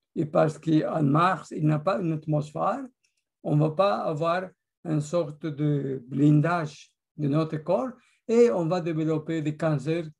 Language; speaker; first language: French; non-native, fluent; Spanish